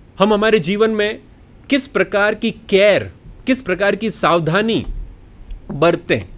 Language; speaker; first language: Hindi; non-native, local second language; Gujarati